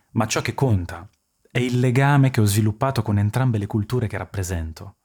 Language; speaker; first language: Italian; early bilingual, other home language; French